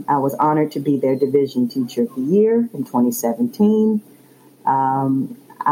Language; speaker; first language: English; native; English